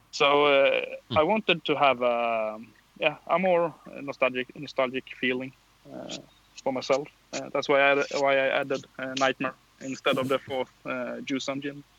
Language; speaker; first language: English; non-native, fluent; Swedish